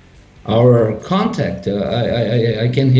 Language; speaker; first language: English; non-native, learner; Portuguese